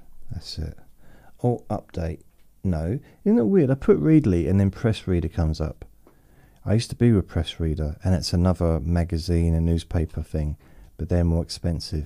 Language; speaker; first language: English; native; English